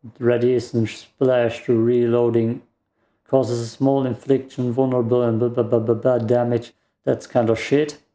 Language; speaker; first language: English; non-native, fluent; German